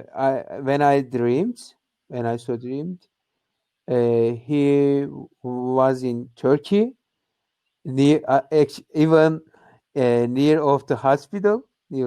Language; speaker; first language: English; non-native, learner; Turkish